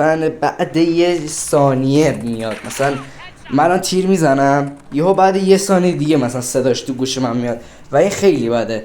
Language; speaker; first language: Persian; native; Persian